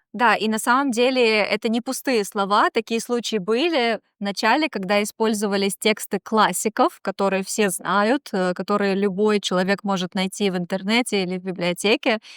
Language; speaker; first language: Russian; native; Russian